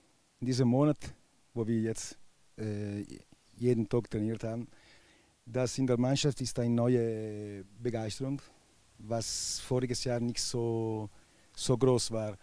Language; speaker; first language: German; non-native, local second language; Italian